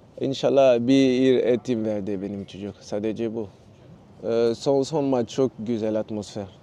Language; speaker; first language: Turkish; non-native, learner; French